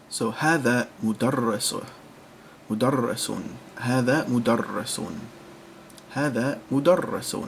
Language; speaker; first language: Arabic; non-native, fluent; English